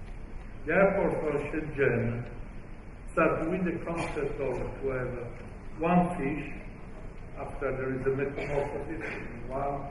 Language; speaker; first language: English; non-native, fluent; Italian